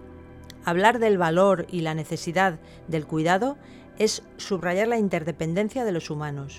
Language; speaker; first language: Spanish; native; Spanish